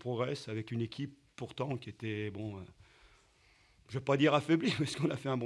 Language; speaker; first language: French; native; French